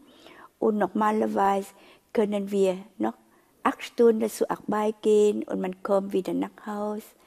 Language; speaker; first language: German; non-native, fluent; Vietnamese